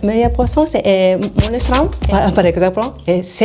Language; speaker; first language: French; non-native, learner; Japanese